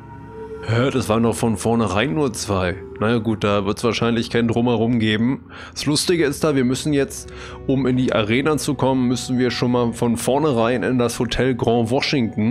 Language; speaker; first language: German; native; German